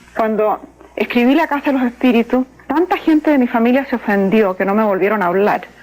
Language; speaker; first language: Spanish; native; Spanish